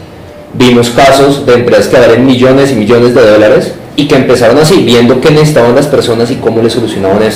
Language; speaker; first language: Spanish; native; Spanish